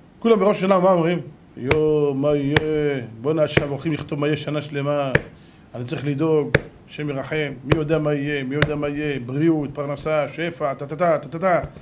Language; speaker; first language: Hebrew; native; Hebrew